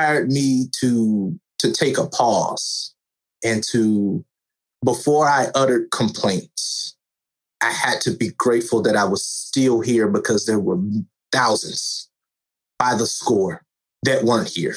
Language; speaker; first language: English; native; English